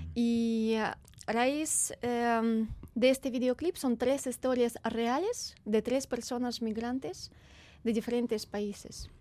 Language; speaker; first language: Spanish; non-native, fluent; Ukrainian